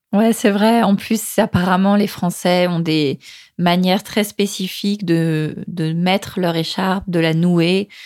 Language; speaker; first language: French; native; French